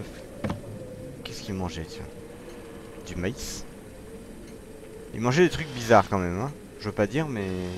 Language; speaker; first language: French; native; French